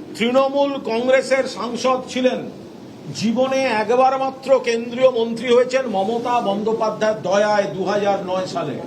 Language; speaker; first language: Bangla; native; Bangla